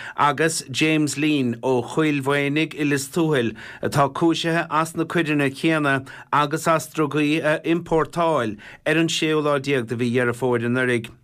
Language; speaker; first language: Irish; native; Irish